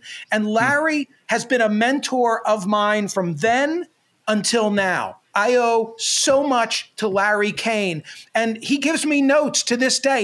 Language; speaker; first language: English; native; English